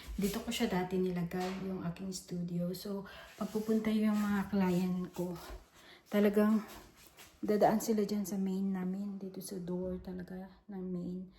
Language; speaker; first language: Filipino; native; Filipino